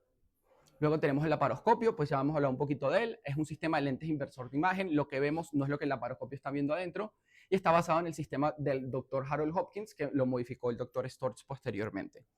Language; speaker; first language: Spanish; native; Spanish